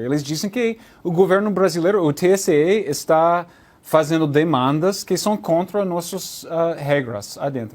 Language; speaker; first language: Portuguese; non-native, learner; English